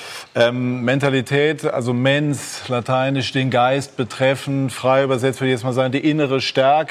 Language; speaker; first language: German; native; German